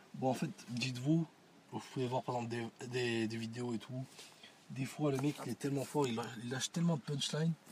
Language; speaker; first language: French; early bilingual, other home language; Arabic